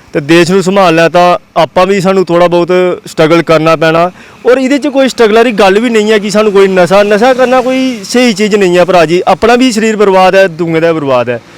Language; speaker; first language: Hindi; non-native, local second language; Dogri